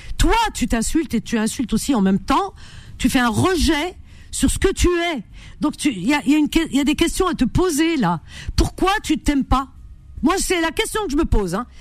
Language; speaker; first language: French; native; French